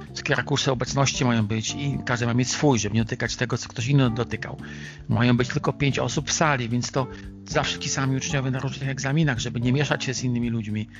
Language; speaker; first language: Polish; native; Polish